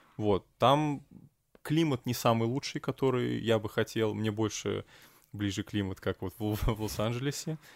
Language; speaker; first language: Russian; native; Russian